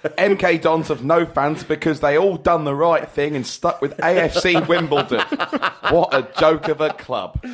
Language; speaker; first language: English; native; English